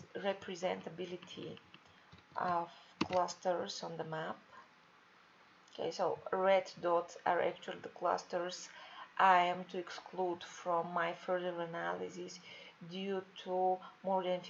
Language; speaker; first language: English; non-native, fluent; Bulgarian